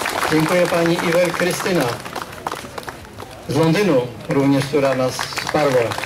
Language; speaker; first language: Polish; native; Polish